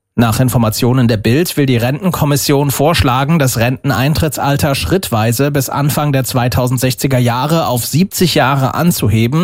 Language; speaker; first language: German; native; German